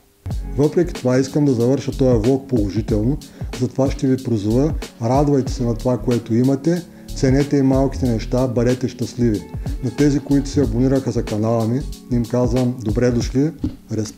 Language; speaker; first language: Bulgarian; native; Bulgarian